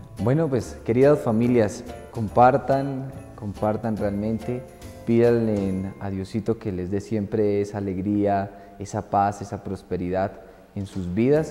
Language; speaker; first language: Spanish; native; Spanish